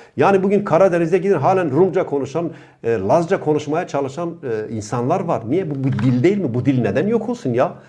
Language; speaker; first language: Turkish; non-native, local second language; Kurdish